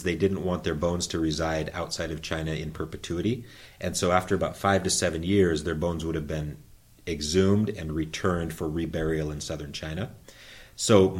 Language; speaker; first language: English; native; English